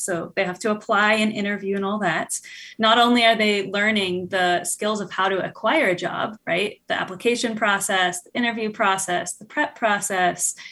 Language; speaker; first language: English; native; English